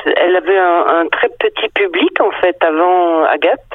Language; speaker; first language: French; early bilingual, other home language; Danish